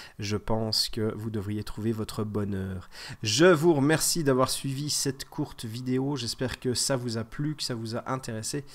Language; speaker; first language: French; native; French